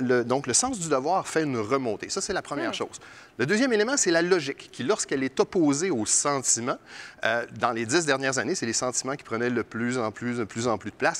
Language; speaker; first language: French; native; French